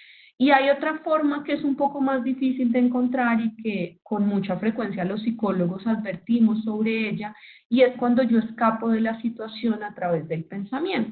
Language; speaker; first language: Spanish; native; Spanish